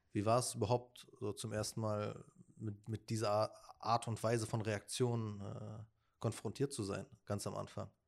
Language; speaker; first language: German; native; German